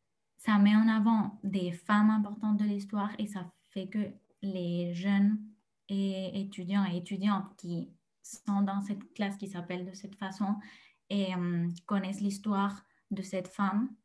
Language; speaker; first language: French; non-native, fluent; Spanish